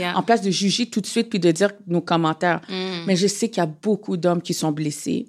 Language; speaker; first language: French; native; French